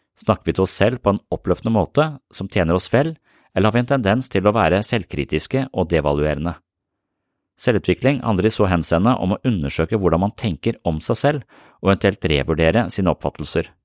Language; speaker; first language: Norwegian; native; Norwegian